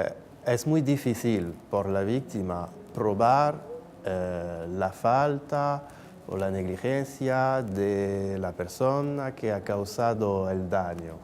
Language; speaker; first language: Spanish; non-native, fluent; French